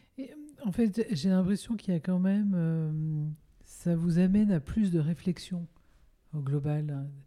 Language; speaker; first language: French; native; French